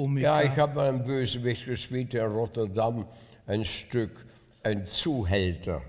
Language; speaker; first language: German; non-native, fluent; Dutch